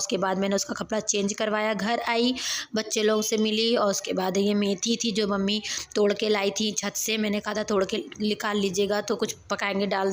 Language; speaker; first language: Hindi; native; Hindi